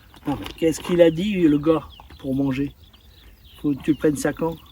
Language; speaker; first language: French; native; French